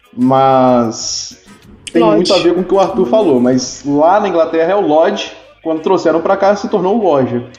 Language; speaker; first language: Portuguese; native; Portuguese